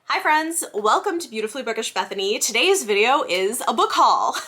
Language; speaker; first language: English; native; English